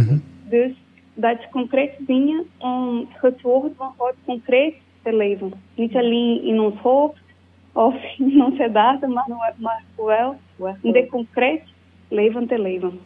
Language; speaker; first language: Dutch; non-native, learner; Portuguese